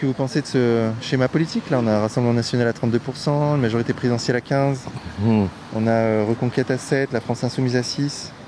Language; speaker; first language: French; native; French